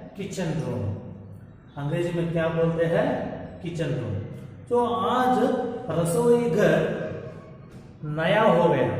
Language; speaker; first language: Hindi; non-native, local second language; Kannada